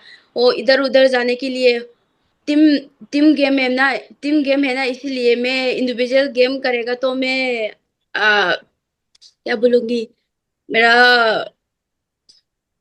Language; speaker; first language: Hindi; non-native, local second language; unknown